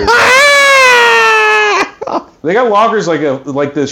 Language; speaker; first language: English; native; English